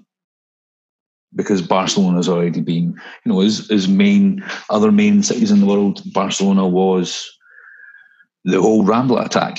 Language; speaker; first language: English; native; English